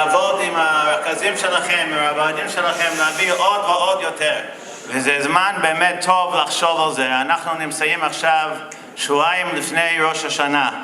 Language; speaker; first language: Hebrew; non-native, fluent; English